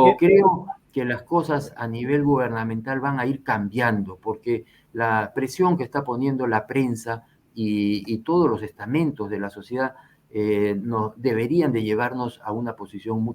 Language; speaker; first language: Spanish; native; Spanish